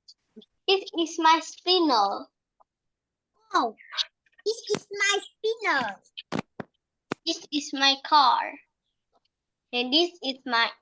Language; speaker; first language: English; non-native, learner; Vietnamese